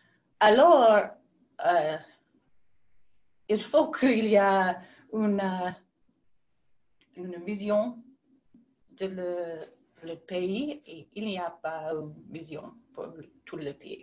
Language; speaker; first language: French; non-native, learner; English